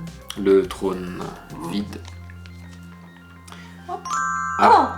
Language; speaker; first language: French; native; French